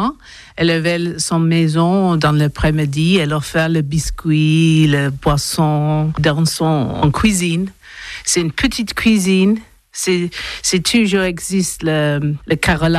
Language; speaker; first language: French; non-native, learner; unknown